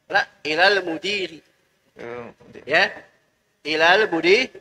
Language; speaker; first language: Arabic; non-native, fluent; Indonesian